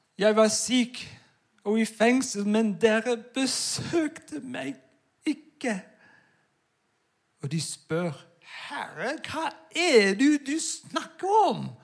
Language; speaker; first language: Norwegian; non-native, fluent; English